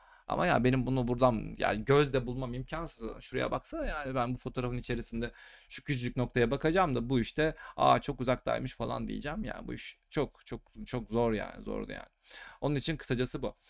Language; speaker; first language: Turkish; native; Turkish